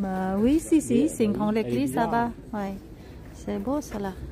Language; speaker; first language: French; non-native, learner; Vietnamese